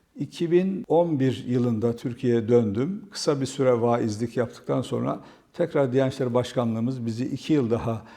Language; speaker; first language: Turkish; native; Turkish